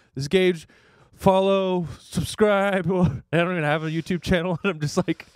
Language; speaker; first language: English; native; English